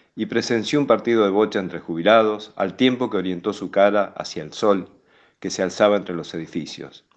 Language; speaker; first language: Spanish; native; Spanish